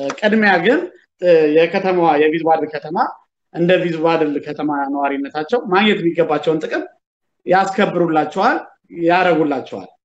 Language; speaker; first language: Amharic; native; Amharic